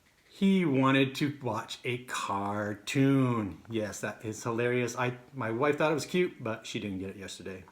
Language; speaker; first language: English; native; English